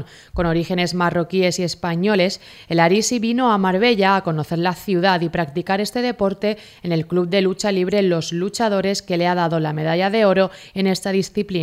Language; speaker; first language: Spanish; native; Spanish